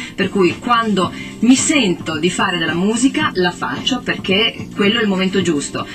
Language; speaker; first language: Italian; native; Italian